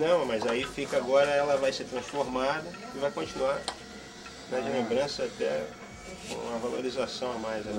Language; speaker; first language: Portuguese; native; Portuguese